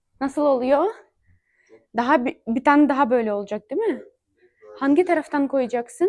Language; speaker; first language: Turkish; non-native, fluent; Ukrainian